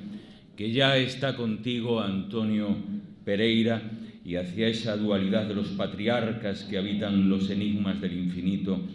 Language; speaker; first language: Spanish; native; Spanish